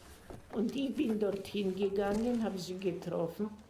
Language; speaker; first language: German; non-native, fluent; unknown